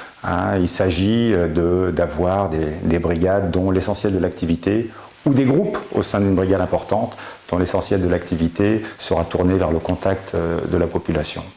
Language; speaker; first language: French; native; French